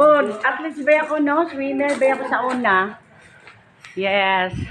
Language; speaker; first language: Filipino; non-native, local second language; Cebuano